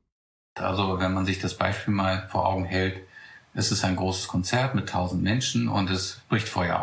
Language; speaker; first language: German; native; German